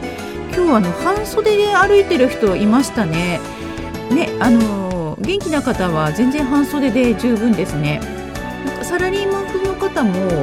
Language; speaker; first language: Japanese; native; Japanese